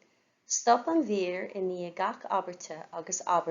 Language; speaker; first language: Irish; non-native, fluent; English